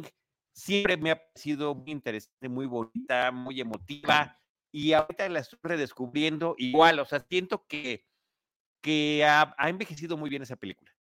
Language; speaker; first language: Spanish; native; Spanish